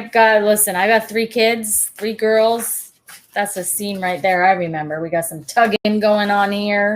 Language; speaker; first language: English; native; English